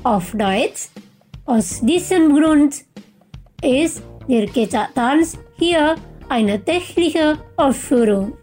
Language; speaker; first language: German; non-native, fluent; Indonesian